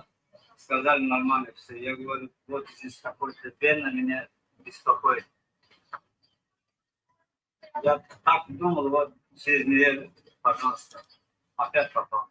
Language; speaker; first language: Russian; non-native, learner; Turkmen